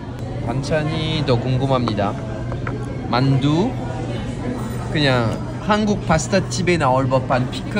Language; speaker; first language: Korean; non-native, fluent; French